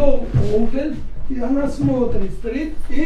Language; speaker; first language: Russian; non-native, local second language; Georgian